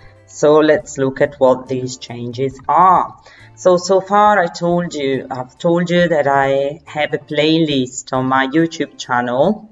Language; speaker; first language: English; non-native, fluent; Italian